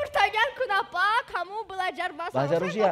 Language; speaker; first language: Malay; non-native, learner; German